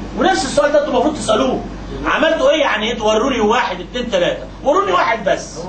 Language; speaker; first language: Egyptian Arabic; non-native, local second language; Arabic